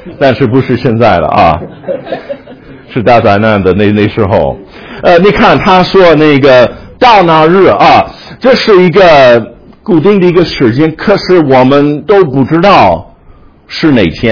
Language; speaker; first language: Chinese; non-native, fluent; English